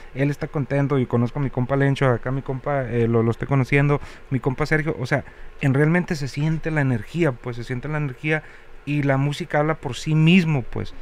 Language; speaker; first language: Spanish; native; Spanish